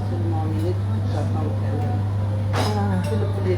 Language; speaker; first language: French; non-native, fluent; Portuguese